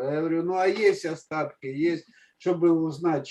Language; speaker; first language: Russian; native; Russian